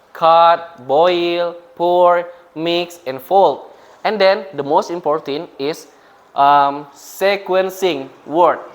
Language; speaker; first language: English; non-native, fluent; Indonesian